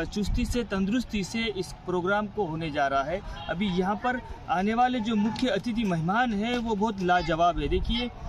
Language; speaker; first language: Hindi; non-native, local second language; Marathi